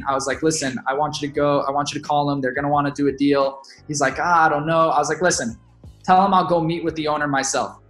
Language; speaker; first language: English; native; English